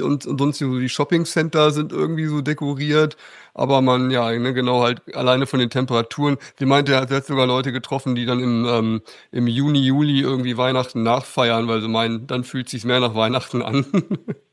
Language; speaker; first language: German; native; German